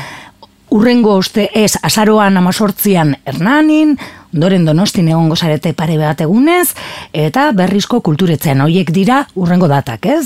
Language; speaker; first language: Basque; native; Basque